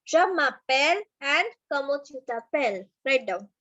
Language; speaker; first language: French; non-native, learner; Hindi